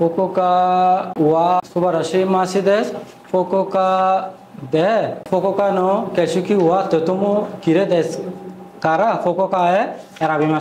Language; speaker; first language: Japanese; non-native, learner; Bangla